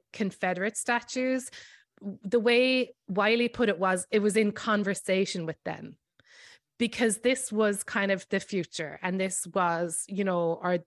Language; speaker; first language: English; native; English